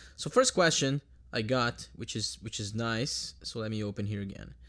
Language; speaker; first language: English; non-native, fluent; Portuguese